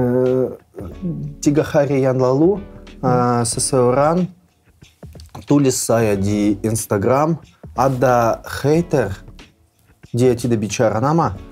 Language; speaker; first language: Indonesian; non-native, learner; Russian